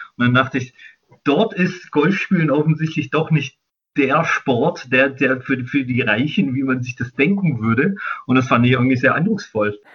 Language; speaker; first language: German; native; German